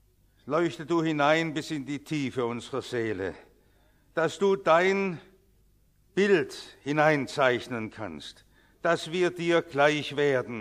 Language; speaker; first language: German; native; German